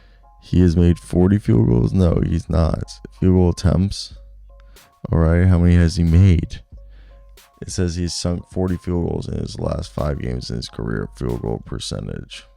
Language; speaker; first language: English; native; English